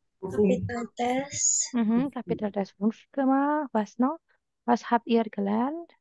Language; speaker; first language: German; non-native, fluent; Indonesian